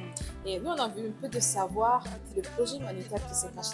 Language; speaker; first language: French; native; French